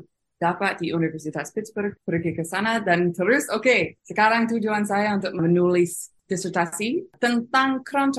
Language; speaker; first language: Indonesian; non-native, fluent; English